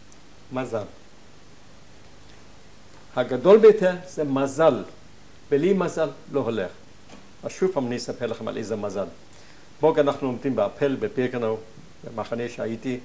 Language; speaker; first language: Hebrew; non-native, fluent; German